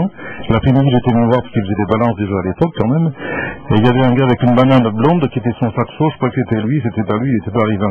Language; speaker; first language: French; native; French